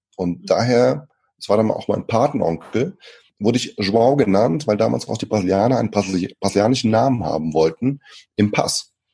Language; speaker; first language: German; early bilingual, other home language; Portuguese